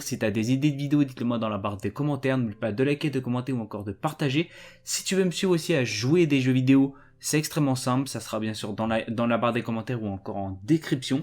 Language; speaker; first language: French; native; French